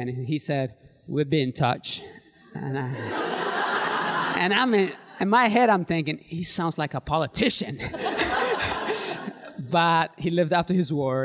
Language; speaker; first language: English; early bilingual, other home language; Tigrinya